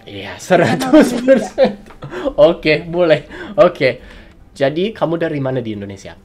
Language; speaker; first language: Indonesian; non-native, fluent; English